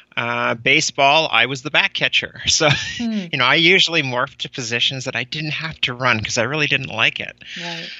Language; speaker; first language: English; native; English